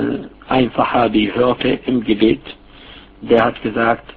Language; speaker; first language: German; non-native, fluent; Arabic